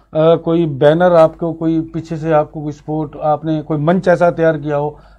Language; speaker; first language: Hindi; native; Hindi